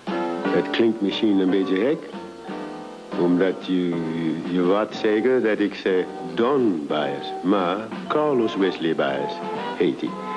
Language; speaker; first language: Dutch; non-native, fluent; English